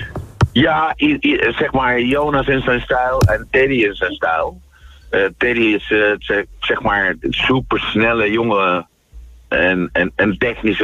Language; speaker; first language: Dutch; non-native, fluent; Spanish